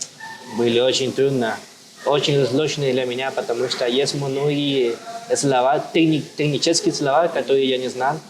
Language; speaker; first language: Russian; non-native, learner; Spanish